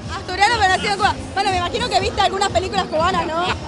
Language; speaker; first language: Spanish; native; Spanish